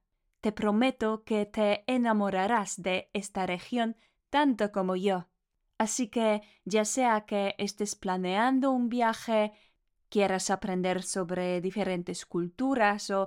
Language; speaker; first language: Spanish; non-native, fluent; Polish